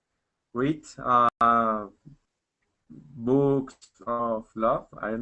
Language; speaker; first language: English; non-native, learner; Spanish